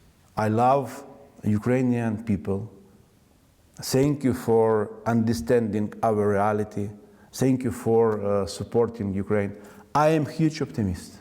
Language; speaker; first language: English; non-native, learner; Ukrainian